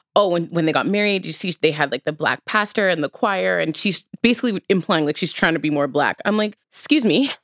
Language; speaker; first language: English; native; English